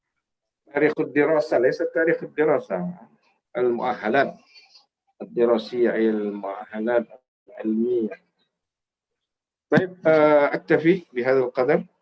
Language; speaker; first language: Arabic; non-native, fluent; Indonesian